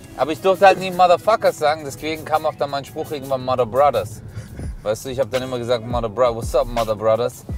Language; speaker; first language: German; early bilingual, other home language; Turkish